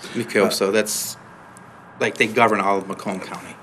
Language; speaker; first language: English; native; English